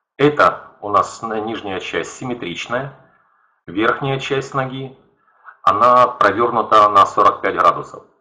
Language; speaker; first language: Russian; native; Russian